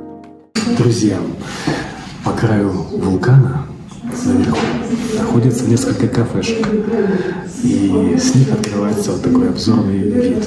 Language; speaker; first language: Russian; native; Russian